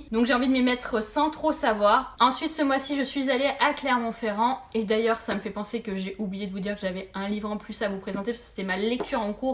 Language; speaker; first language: French; native; French